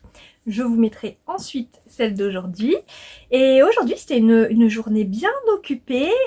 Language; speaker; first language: French; native; French